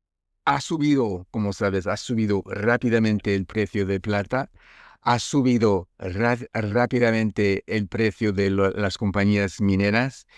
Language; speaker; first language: Spanish; non-native, fluent; French